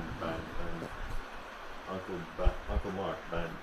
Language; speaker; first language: English; non-native, fluent; Swedish